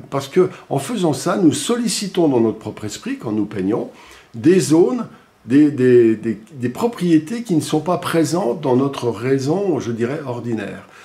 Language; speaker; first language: French; native; French